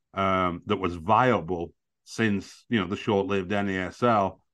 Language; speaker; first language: English; native; English